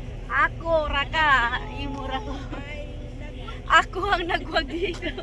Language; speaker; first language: Filipino; non-native, local second language; Cebuano